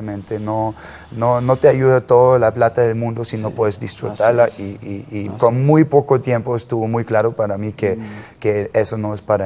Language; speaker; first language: Spanish; non-native, fluent; German